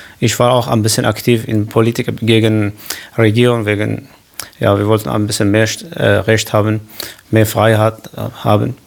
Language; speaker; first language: German; non-native, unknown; Kurdish